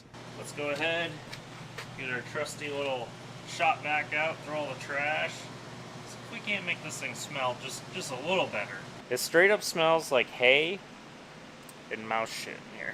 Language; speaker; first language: English; native; English